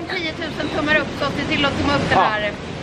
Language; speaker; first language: Swedish; native; Swedish